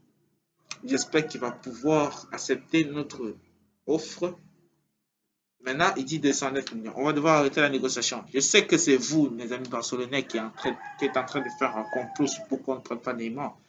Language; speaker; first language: French; native; French